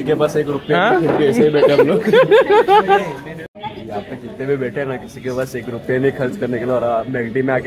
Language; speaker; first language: Hindi; native; Hindi